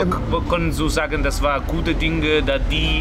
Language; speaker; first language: German; non-native, learner; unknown